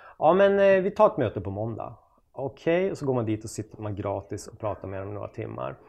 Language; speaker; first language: Swedish; native; Swedish